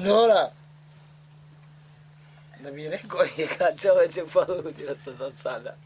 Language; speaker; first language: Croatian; non-native, local second language; Romany